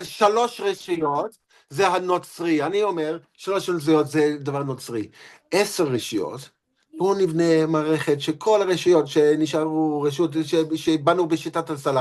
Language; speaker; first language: Hebrew; non-native, fluent; English